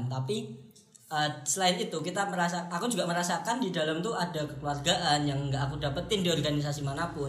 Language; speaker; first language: Indonesian; native; Indonesian